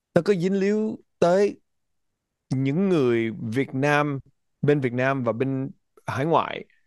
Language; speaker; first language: Vietnamese; early bilingual, heritage; Vietnamese